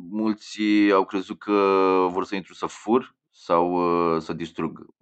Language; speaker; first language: Romanian; native; Romanian